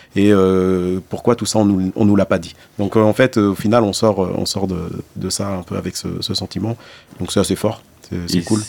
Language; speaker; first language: French; native; French